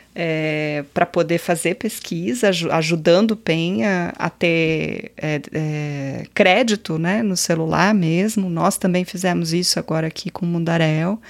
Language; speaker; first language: Portuguese; native; Portuguese